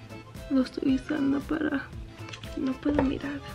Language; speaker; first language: Spanish; early bilingual, heritage; Spanish